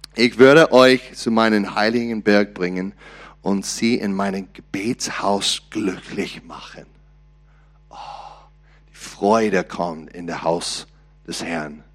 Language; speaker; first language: German; non-native, learner; English